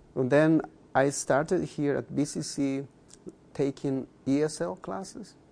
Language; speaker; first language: English; non-native, fluent; Kʼicheʼ